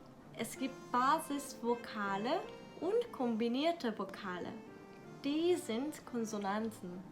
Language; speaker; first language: German; non-native, learner; Korean